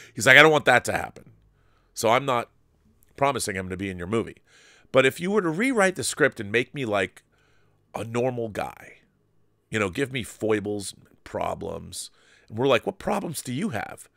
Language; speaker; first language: English; native; English